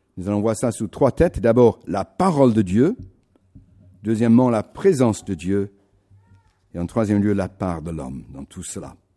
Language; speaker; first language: French; non-native, fluent; English